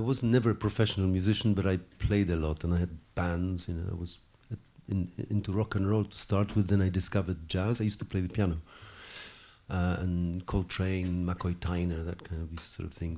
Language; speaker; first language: English; non-native, fluent; Polish